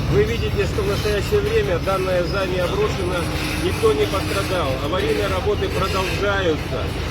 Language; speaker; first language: Russian; native; Russian